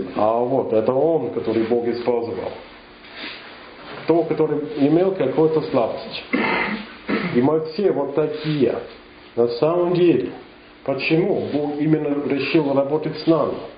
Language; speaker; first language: Russian; non-native, fluent; English